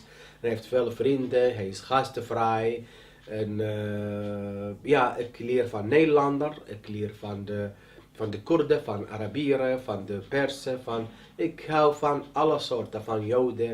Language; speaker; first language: Dutch; non-native, learner; Arabic